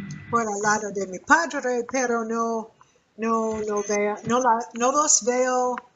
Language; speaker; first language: Spanish; non-native, learner; English